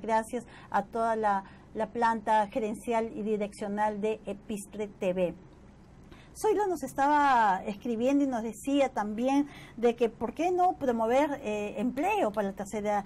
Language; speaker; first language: Spanish; native; Spanish